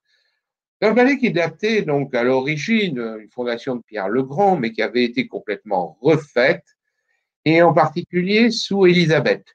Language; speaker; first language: French; native; French